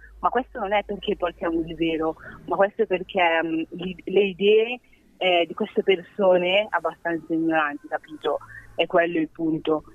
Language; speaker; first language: Italian; early bilingual, other home language; Wolof